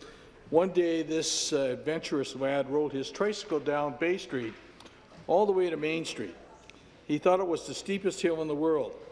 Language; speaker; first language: English; native; English